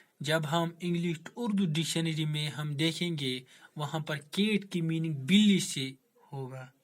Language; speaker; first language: Urdu; non-native, local second language; Kashmiri